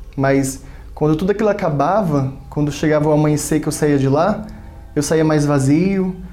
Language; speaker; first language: Portuguese; native; Portuguese